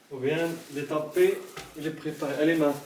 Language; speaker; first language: French; non-native, learner; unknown